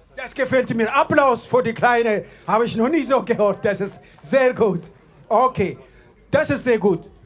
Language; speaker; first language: German; non-native, fluent; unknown